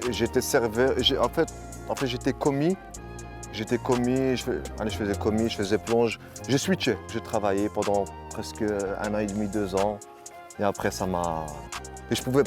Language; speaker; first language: French; native; French